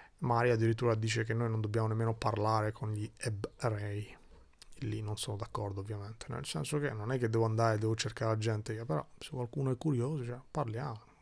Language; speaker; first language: Italian; early bilingual, other home language; Albanian